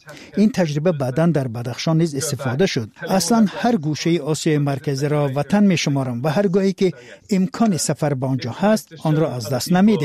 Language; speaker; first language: Persian; non-native, fluent; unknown